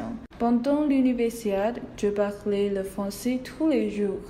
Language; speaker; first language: French; non-native, learner; Chinese